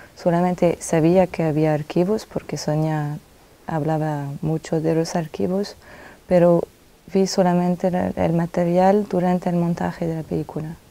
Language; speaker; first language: Spanish; non-native, fluent; French